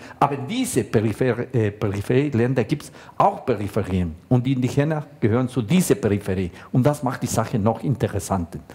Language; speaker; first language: German; non-native, fluent; Spanish